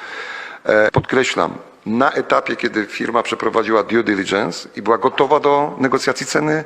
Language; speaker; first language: Polish; native; Polish